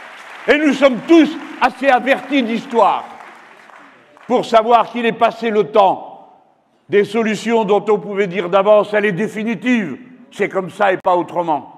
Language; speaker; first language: French; native; French